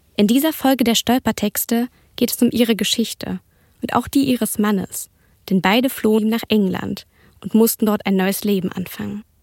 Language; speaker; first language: German; early bilingual, other home language; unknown